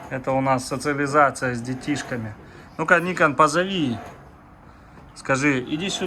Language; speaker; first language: Russian; native; Russian